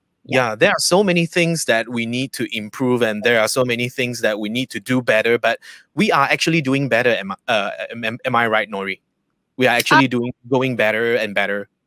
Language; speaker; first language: English; non-native, local second language; Chinese